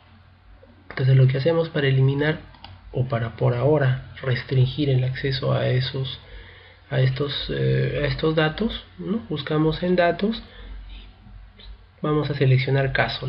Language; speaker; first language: Spanish; native; Spanish